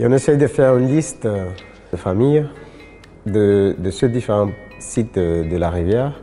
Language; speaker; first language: French; non-native, fluent; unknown